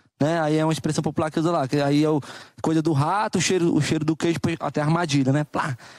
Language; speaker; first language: Portuguese; native; Portuguese